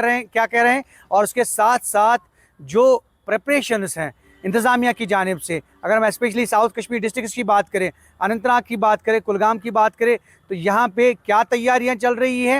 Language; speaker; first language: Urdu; non-native, local second language; Kashmiri